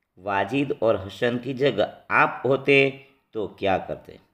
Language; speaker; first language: Hindi; non-native, local second language; Gujarati